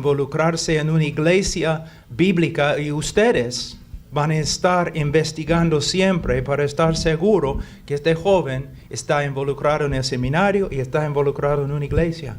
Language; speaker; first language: Spanish; non-native, fluent; English